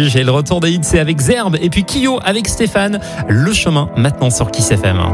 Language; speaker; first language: French; native; French